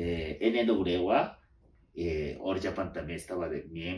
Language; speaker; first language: Spanish; non-native, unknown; Japanese